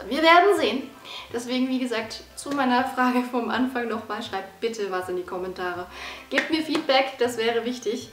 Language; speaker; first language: German; native; German